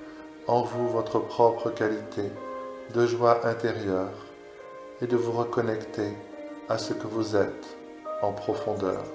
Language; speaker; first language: French; native; French